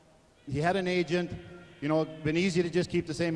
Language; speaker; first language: English; native; English